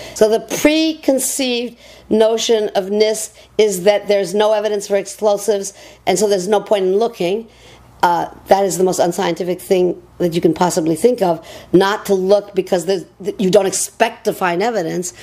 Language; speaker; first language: English; native; English